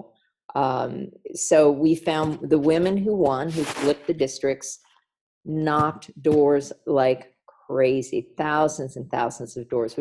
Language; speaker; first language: English; native; English